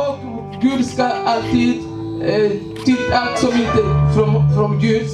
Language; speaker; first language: Swedish; non-native, learner; Swahili